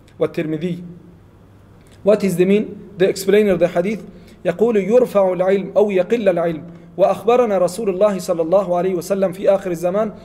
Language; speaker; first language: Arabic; non-native, fluent; Malay